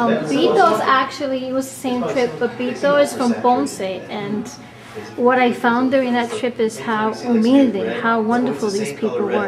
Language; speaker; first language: English; early bilingual, other home language; Spanish